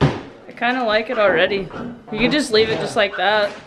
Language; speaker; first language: English; native; English